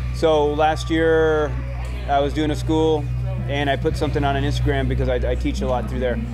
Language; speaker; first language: English; native; English